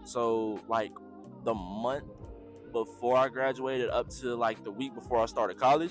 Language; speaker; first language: English; native; English